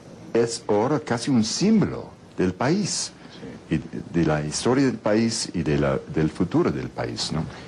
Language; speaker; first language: Spanish; non-native, fluent; English